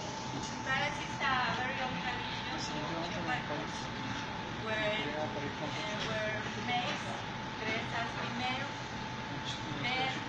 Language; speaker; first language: English; non-native, learner; Spanish